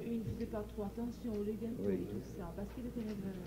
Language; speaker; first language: French; native; French